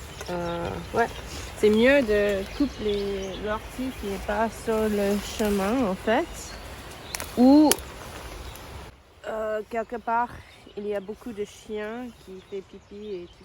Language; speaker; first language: French; non-native, learner; English